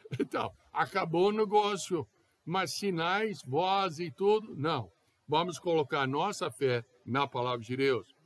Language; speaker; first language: Portuguese; non-native, fluent; English